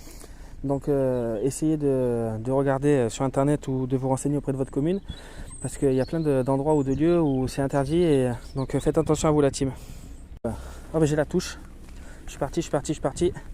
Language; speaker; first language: French; native; French